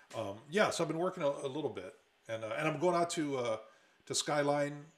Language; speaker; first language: English; native; English